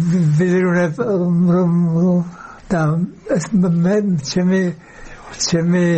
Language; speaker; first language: Georgian; non-native, fluent; Czech